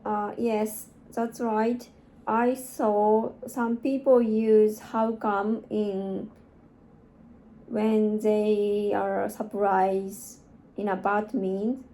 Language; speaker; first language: English; non-native, learner; Japanese